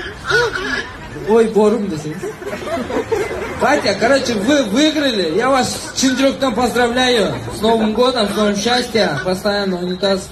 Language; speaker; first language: Russian; non-native, local second language; Kyrgyz